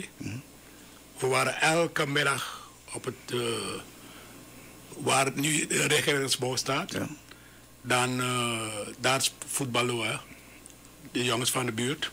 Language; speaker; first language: Dutch; non-native, local second language; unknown